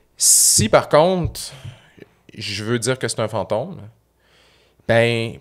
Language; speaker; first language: French; native; French